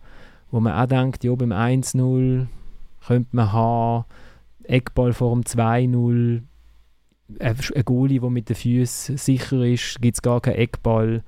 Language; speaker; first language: German; native; German